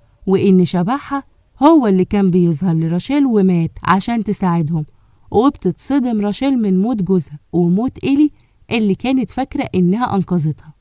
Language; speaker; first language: Arabic; native; Arabic